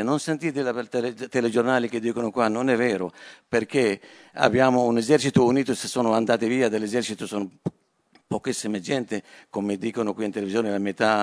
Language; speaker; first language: Italian; non-native, fluent; Arabic